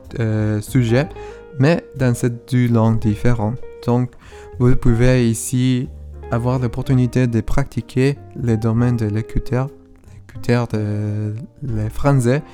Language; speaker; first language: French; non-native, learner; Spanish